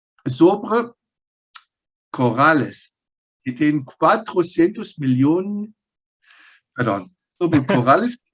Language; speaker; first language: Spanish; non-native, fluent; German